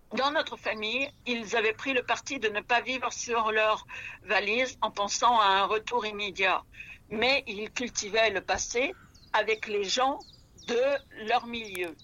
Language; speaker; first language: French; early bilingual, other home language; Russian